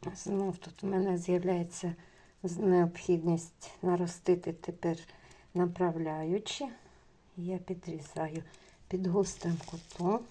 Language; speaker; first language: Ukrainian; non-native, local second language; Russian